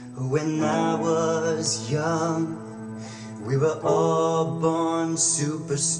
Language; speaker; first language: English; native; English